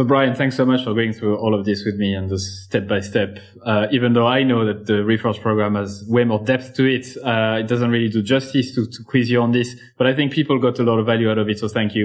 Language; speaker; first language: English; non-native, fluent; French